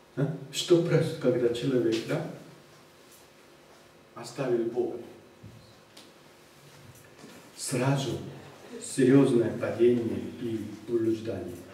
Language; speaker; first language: Russian; non-native, fluent; Korean